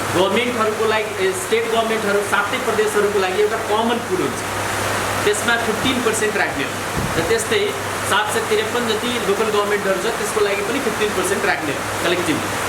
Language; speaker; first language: Nepali; non-native, local second language; Maithili